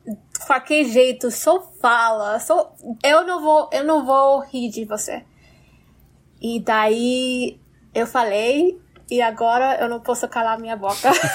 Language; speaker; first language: Portuguese; non-native, fluent; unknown